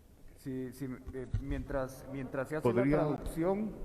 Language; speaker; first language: Spanish; native; Spanish